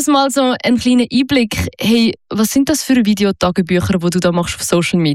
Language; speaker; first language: German; native; German